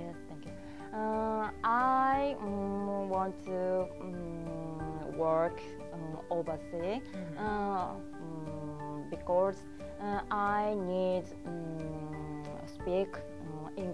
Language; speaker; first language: English; non-native, learner; Japanese